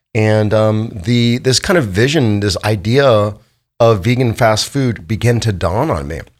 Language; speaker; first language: English; native; English